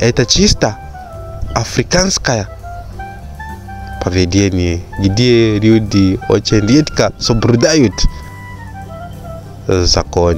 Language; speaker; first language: Russian; non-native, fluent; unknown